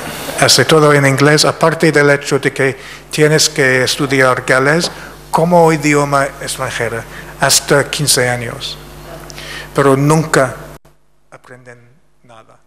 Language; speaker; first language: Spanish; non-native, fluent; English